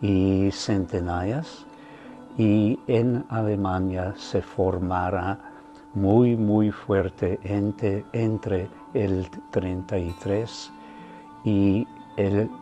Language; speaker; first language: Spanish; non-native, fluent; German